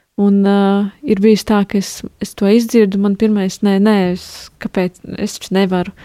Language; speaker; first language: Latvian; native; Latvian